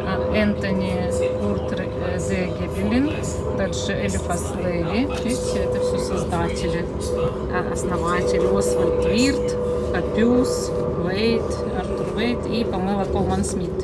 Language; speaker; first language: Russian; native; Russian